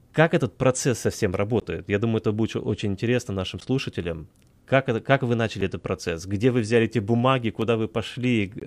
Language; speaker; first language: Russian; native; Russian